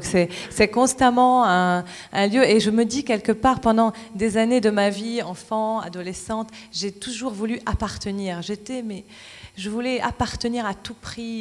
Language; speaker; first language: French; non-native, local second language; Arabic